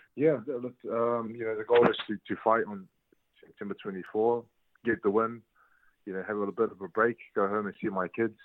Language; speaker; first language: English; native; English